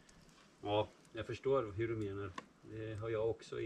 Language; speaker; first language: Swedish; non-native, fluent; Italian